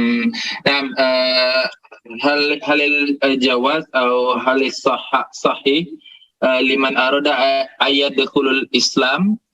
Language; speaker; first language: Arabic; non-native, learner; Indonesian